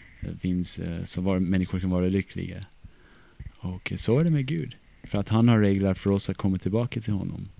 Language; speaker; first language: Swedish; non-native, fluent; English